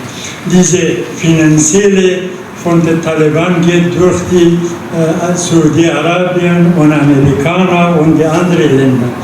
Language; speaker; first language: German; non-native, learner; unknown